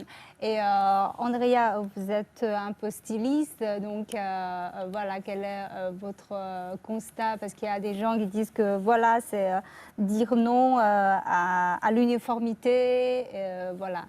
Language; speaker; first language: French; non-native, fluent; Chinese